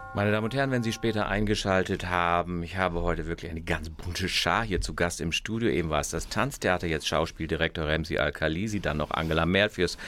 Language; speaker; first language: German; native; German